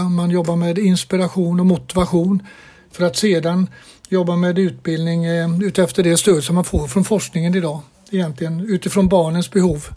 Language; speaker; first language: Swedish; native; Swedish